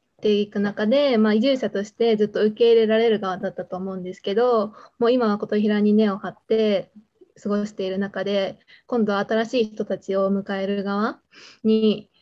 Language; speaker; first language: Japanese; native; Japanese